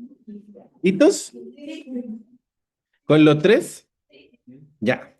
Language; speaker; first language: Spanish; native; Spanish